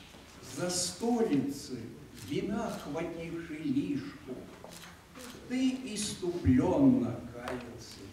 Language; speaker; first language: Russian; native; Russian